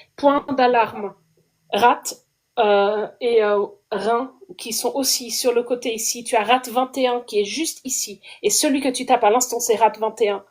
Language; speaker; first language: French; native; French